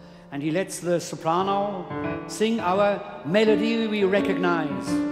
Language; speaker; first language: English; non-native, fluent; German